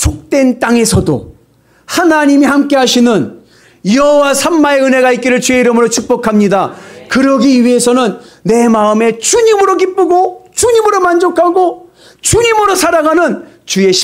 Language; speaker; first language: Korean; native; Korean